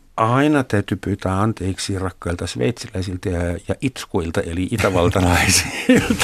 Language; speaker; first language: Finnish; non-native, fluent; German